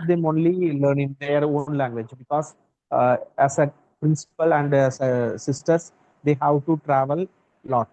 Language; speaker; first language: English; non-native, learner; Tamil